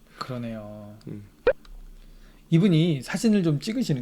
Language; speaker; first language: Korean; native; Korean